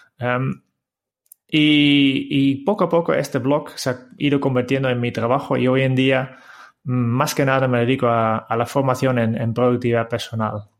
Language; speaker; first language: Spanish; non-native, fluent; Dutch